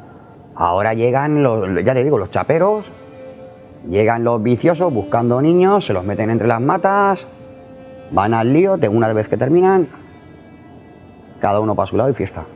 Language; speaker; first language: Spanish; native; Spanish